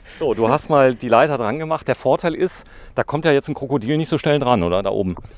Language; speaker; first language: German; native; German